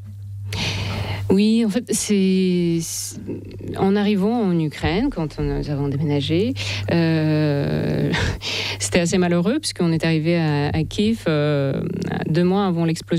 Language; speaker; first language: French; non-native, fluent; Russian